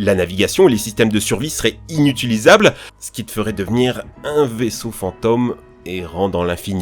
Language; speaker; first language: French; native; French